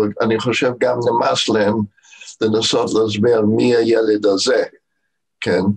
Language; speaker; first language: Hebrew; non-native, fluent; English